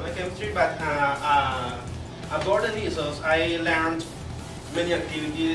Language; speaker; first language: English; non-native, learner; Spanish